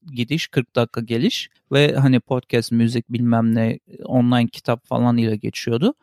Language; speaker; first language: Turkish; native; Turkish